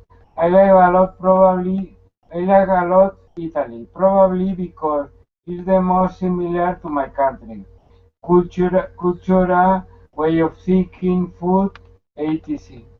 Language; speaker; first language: English; non-native, learner; Spanish